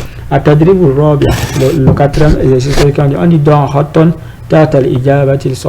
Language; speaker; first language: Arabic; non-native, fluent; French